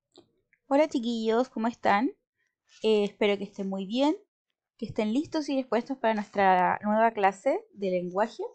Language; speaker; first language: Spanish; native; Spanish